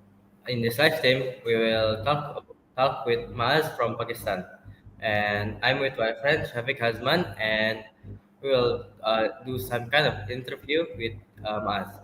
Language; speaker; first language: English; non-native, fluent; Indonesian